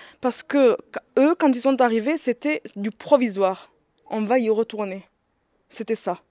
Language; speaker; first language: French; early bilingual, other home language; Riffian